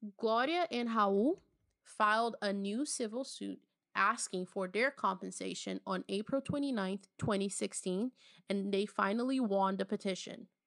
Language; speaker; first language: English; non-native, fluent; Portuguese